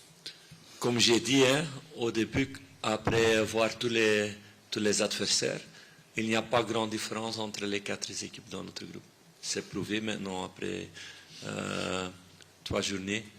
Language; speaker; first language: French; non-native, fluent; Dutch